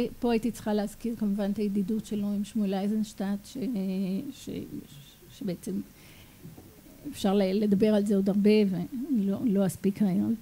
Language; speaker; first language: Hebrew; native; Hebrew